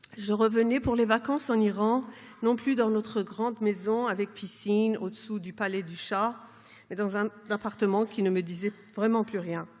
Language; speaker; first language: French; non-native, fluent; Persian